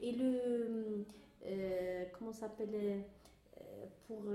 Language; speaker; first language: French; non-native, learner; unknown